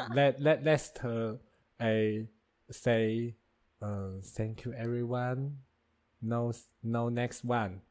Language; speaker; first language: English; non-native, learner; Chinese